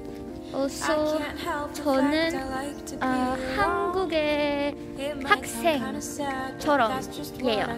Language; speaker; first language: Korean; non-native, learner; Malay